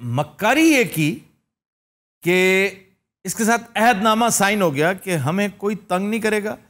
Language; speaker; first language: Urdu; non-native, local second language; Punjabi